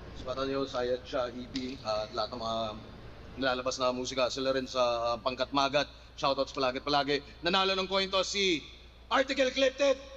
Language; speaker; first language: Filipino; native; Filipino